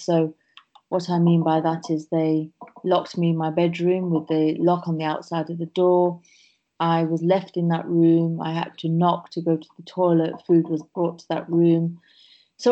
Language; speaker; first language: English; native; English